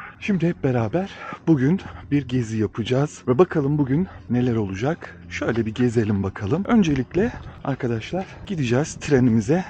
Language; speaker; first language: Turkish; early bilingual, heritage; Turkish